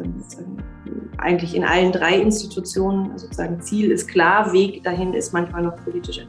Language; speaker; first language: German; native; German